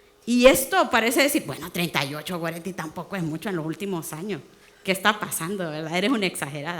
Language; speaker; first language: Spanish; native; Spanish